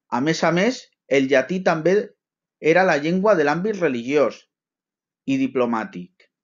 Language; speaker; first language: Catalan; non-native, local second language; Spanish